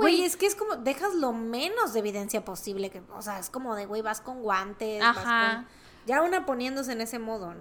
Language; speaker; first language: Spanish; native; Spanish